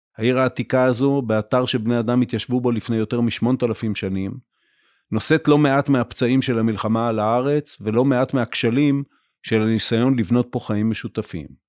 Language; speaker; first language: Hebrew; native; Hebrew